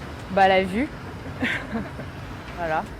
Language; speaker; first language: French; native; French